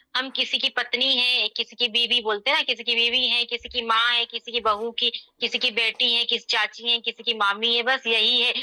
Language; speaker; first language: Hindi; native; Hindi